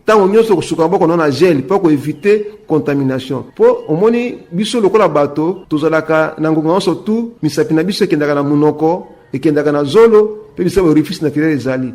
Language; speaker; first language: Lingala; native; Lingala